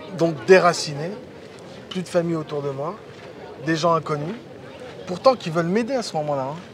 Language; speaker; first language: French; early bilingual, other home language; Riffian